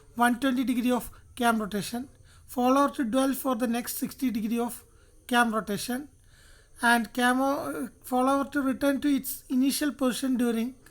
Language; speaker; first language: English; non-native, local second language; Malayalam